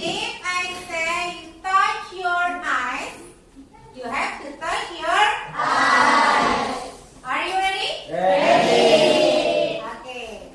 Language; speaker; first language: English; non-native, learner; Indonesian